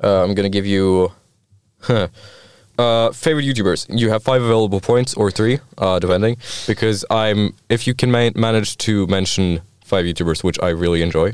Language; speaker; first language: English; non-native, fluent; Norwegian